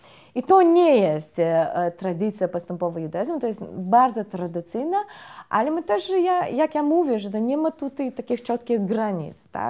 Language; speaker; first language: Polish; non-native, fluent; Russian